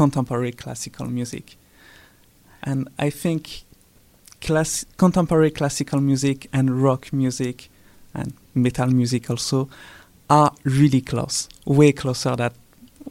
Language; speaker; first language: English; non-native, fluent; French